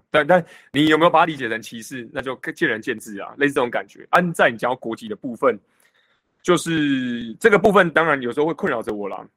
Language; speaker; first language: Chinese; native; Chinese